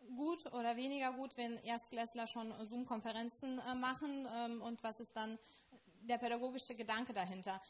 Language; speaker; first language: German; non-native, fluent; Lithuanian